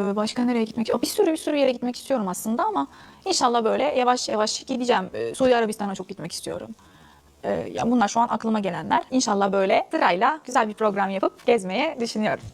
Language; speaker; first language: Turkish; non-native, fluent; Arabic